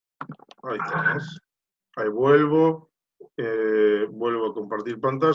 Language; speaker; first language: Spanish; native; Spanish